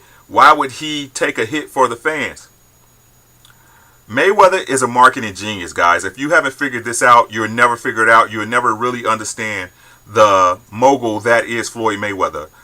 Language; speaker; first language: English; native; English